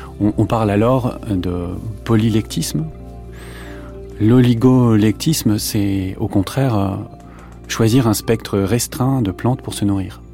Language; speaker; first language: French; native; French